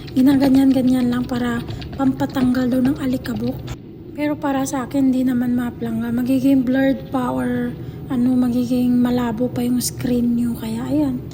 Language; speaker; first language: Filipino; non-native, local second language; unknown